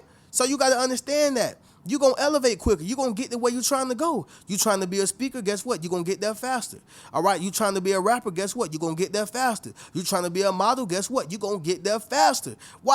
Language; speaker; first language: English; native; English